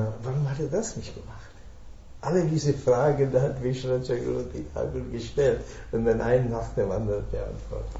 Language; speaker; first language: German; non-native, fluent; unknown